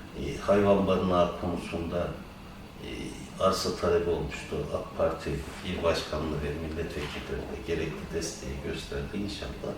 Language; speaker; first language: Turkish; native; Turkish